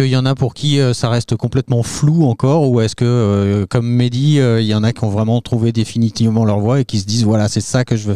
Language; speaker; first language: French; native; French